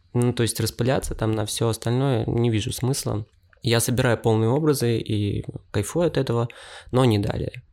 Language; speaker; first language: Russian; native; Russian